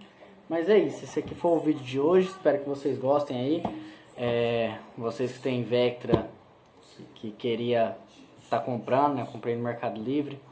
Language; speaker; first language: Portuguese; native; Portuguese